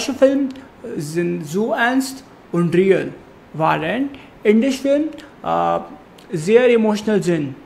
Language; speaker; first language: German; non-native, fluent; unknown